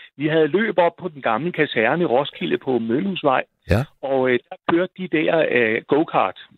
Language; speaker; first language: Danish; native; Danish